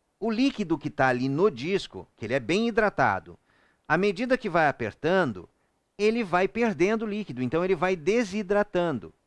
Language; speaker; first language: Portuguese; native; Portuguese